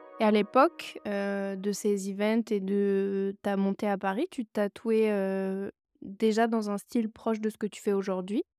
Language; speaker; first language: French; native; French